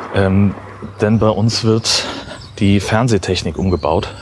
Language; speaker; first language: German; native; German